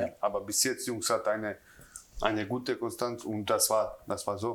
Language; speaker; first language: German; non-native, learner; Croatian